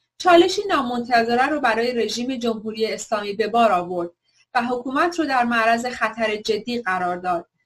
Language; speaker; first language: Persian; native; Persian